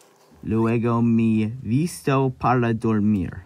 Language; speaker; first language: Spanish; non-native, learner; English